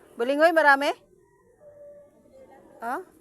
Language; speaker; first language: Filipino; non-native, local second language; Cebuano